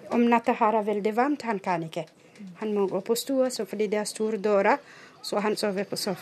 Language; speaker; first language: Norwegian; non-native, learner; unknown